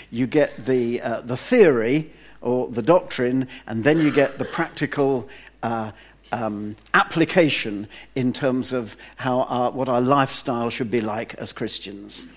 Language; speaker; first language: English; native; English